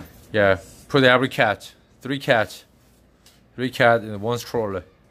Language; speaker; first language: English; non-native, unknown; Korean